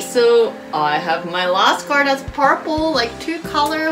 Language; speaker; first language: English; non-native, fluent; Japanese